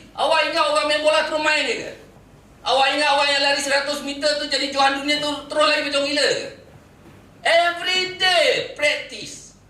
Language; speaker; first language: Malay; native; Malay